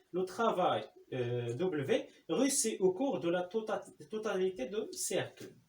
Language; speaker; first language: French; non-native, local second language; Arabic